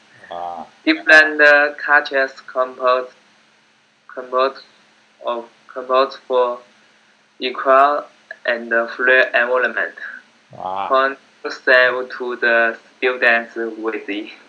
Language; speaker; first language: English; non-native, learner; Chinese